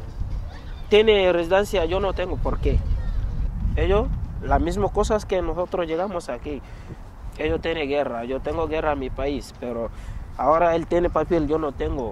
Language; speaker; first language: Spanish; non-native, learner; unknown